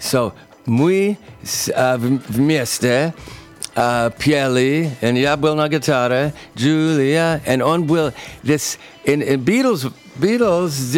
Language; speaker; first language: Russian; non-native, learner; English